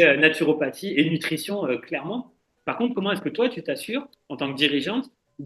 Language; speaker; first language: French; native; French